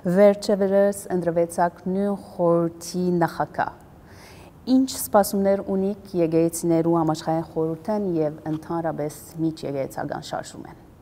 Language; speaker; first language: Armenian; early bilingual, heritage; Armenian